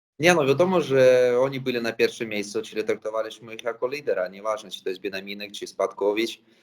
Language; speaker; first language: Polish; non-native, fluent; Latvian